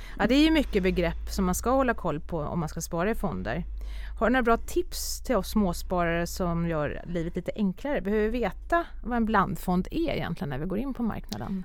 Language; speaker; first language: Swedish; native; Swedish